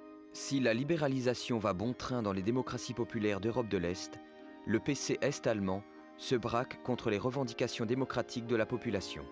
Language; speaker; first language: French; native; French